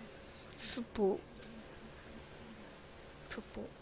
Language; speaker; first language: French; native; French